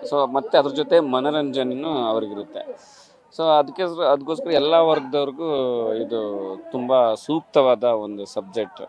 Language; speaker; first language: Kannada; native; Kannada